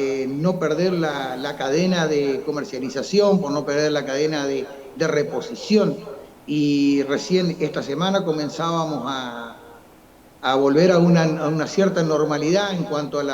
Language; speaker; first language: Spanish; native; Spanish